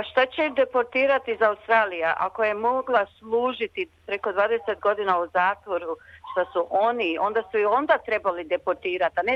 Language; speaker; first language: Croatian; early bilingual, other home language; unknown